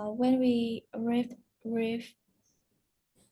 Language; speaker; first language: English; non-native, learner; Vietnamese